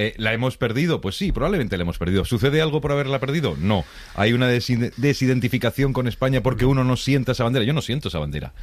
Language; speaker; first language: Spanish; native; Spanish